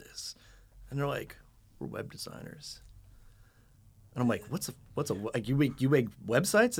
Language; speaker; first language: English; native; English